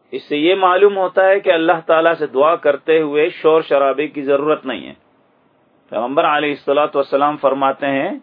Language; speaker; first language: Urdu; native; Urdu